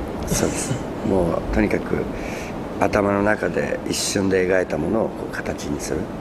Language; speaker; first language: Japanese; native; Japanese